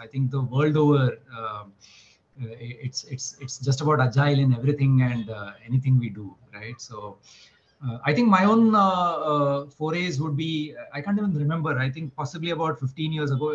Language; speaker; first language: English; non-native, local second language; Marathi